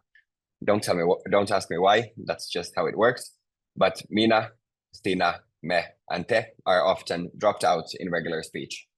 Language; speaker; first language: English; non-native, fluent; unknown